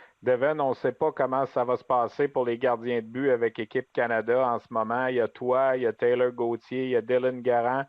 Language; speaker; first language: French; native; French